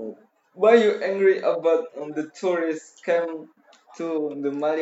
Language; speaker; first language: English; non-native, learner; Indonesian